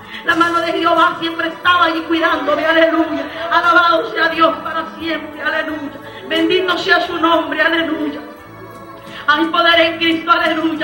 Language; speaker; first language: Spanish; native; Spanish